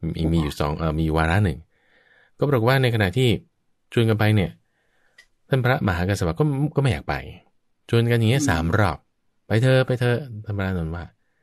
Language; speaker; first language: Thai; native; Thai